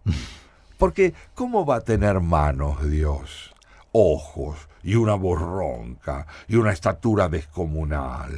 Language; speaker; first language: Spanish; native; Spanish